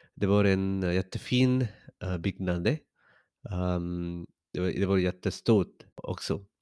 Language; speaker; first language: Swedish; non-native, learner; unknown